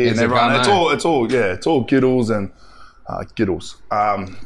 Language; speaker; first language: English; native; English